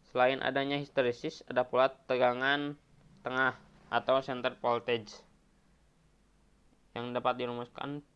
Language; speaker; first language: Indonesian; native; Indonesian